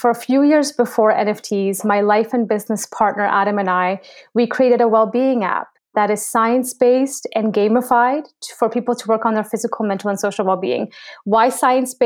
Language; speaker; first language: English; native; English